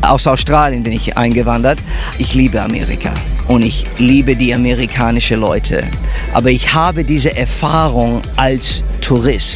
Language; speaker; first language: German; early bilingual, heritage; English